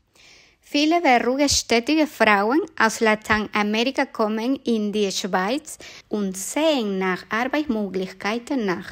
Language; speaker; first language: German; non-native, fluent; Spanish